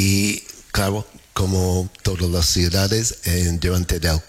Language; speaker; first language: Spanish; non-native, fluent; English